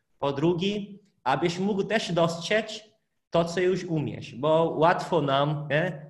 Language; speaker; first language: Polish; non-native, fluent; Portuguese